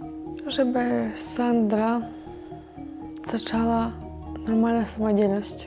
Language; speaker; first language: Polish; non-native, learner; Ukrainian